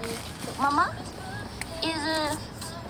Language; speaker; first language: English; non-native, learner; Filipino